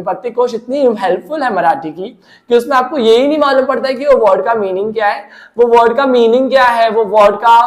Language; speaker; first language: Hindi; non-native, local second language; Marathi